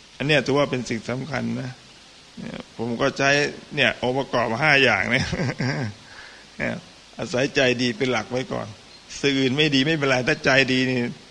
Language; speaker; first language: Thai; native; Thai